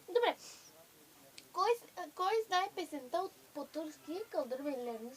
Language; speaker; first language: Bulgarian; non-native, local second language; Turkish